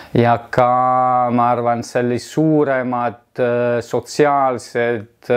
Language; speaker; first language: Estonian; non-native, fluent; Italian